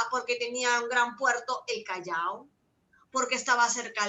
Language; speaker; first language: Spanish; native; Spanish